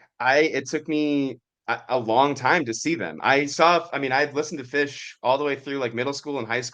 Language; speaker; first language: English; native; English